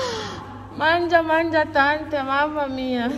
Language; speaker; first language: Italian; non-native, learner; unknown